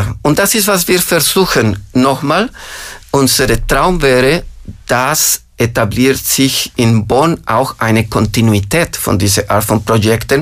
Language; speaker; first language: German; non-native, fluent; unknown